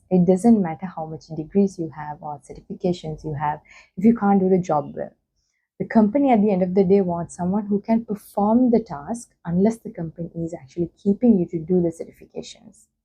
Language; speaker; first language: English; non-native, local second language; Sinhala